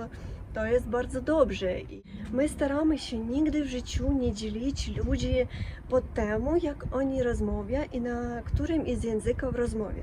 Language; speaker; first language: Polish; non-native, learner; Russian